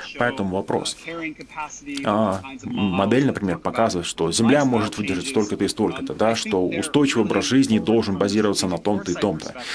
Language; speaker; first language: Russian; non-native, fluent; English